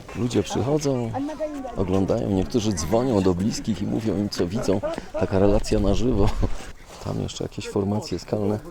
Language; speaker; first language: Polish; native; Polish